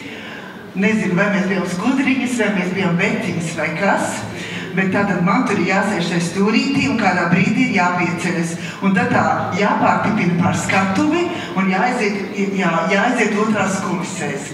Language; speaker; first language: Latvian; native; Latvian